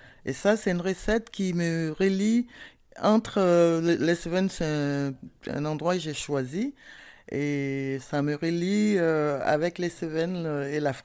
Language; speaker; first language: French; non-native, local second language; Bambara